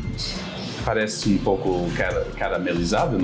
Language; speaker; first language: Portuguese; non-native, fluent; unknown